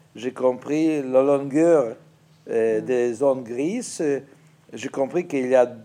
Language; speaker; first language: French; non-native, fluent; Ukrainian